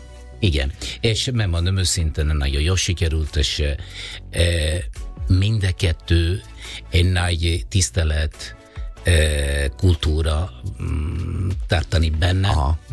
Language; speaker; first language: Hungarian; non-native, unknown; Italian